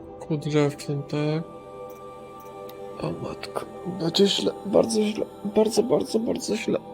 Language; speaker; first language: Polish; native; Polish